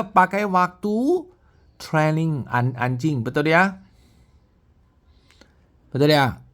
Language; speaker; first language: Indonesian; non-native, fluent; Chinese